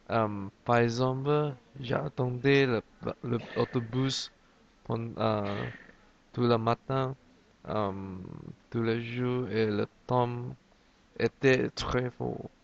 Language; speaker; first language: French; non-native, learner; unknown